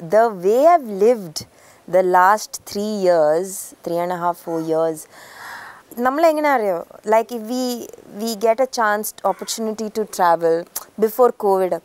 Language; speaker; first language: English; non-native, local second language; Malayalam